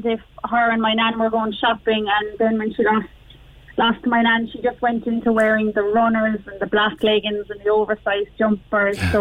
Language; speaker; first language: English; native; English